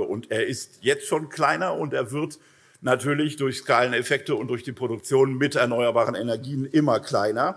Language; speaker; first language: German; native; German